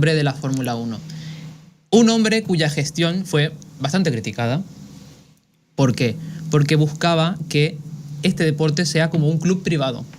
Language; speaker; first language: Spanish; native; Spanish